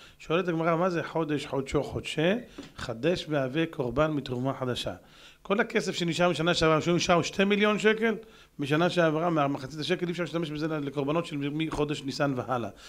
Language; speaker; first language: Hebrew; native; Hebrew